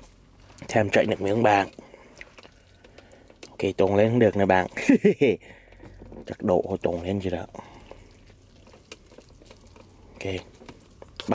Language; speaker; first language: Vietnamese; early bilingual, heritage; Vietnamese